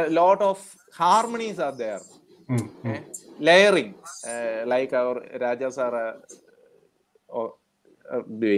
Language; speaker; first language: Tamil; non-native, learner; Malayalam